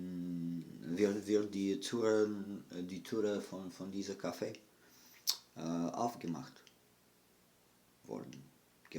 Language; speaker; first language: German; non-native, fluent; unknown